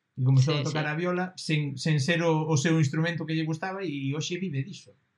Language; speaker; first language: Galician; non-native, local second language; Spanish